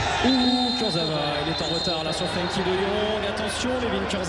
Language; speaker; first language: French; native; French